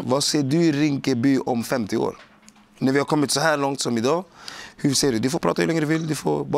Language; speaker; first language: Swedish; native; Swedish